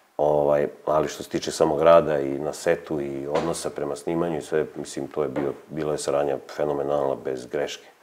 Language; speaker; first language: Serbian; native; Serbian